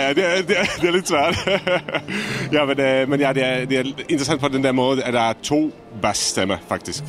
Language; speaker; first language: Danish; non-native, fluent; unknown